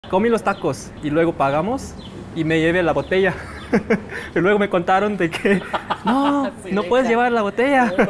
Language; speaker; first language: Spanish; non-native, fluent; Korean